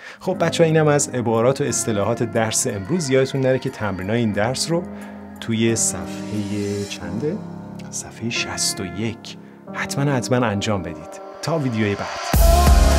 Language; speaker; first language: Persian; native; Persian